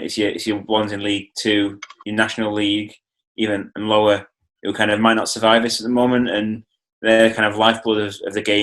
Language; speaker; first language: English; native; English